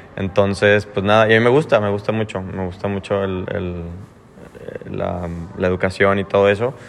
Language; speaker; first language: Spanish; native; Spanish